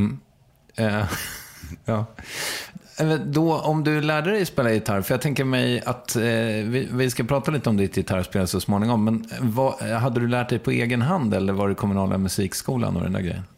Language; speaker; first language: Swedish; native; Swedish